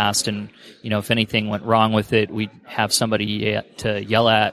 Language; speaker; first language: English; native; English